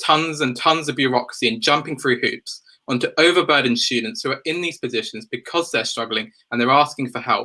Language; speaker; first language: English; native; English